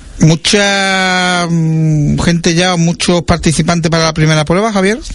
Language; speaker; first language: Spanish; native; Spanish